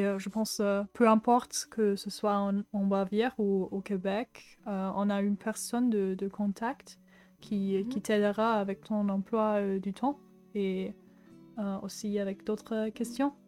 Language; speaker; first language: French; non-native, fluent; German